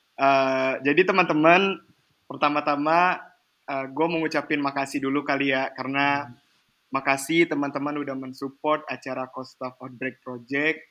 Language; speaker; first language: Indonesian; native; Indonesian